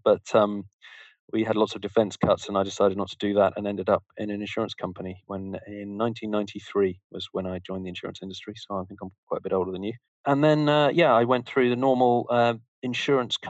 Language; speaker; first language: English; native; English